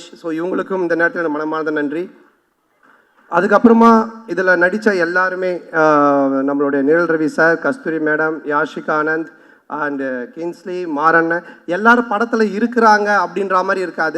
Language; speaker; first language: Tamil; native; Tamil